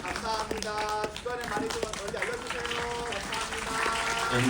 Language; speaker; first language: Korean; native; Korean